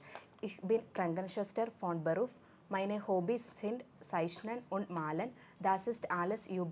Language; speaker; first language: German; non-native, learner; Malayalam